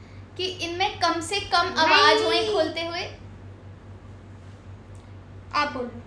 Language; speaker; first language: Hindi; native; Hindi